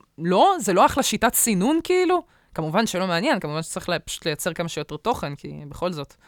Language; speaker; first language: Hebrew; native; Hebrew